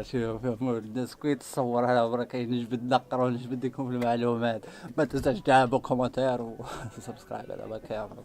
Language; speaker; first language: Arabic; native; Arabic